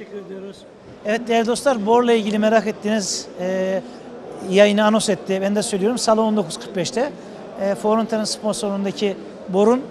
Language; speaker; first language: Turkish; native; Turkish